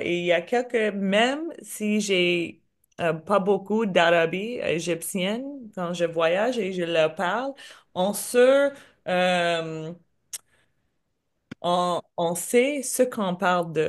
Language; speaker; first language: French; non-native, learner; English